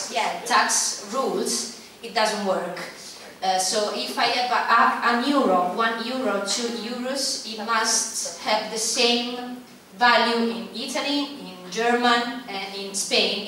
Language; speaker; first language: English; non-native, fluent; Italian